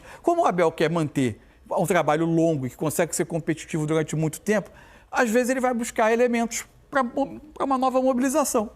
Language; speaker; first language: Portuguese; native; Portuguese